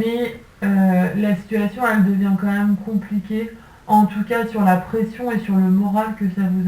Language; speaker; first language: French; native; French